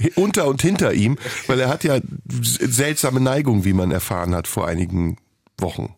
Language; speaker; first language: German; early bilingual, other home language; Turkish